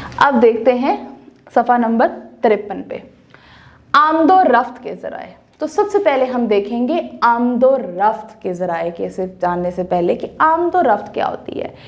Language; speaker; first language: Urdu; native; Urdu